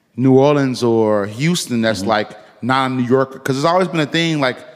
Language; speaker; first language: English; native; English